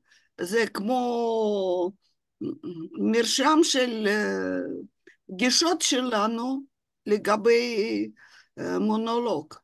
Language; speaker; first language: Hebrew; non-native, fluent; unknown